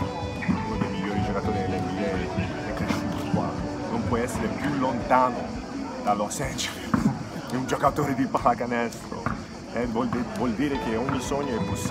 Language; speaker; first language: Italian; early bilingual, other home language; English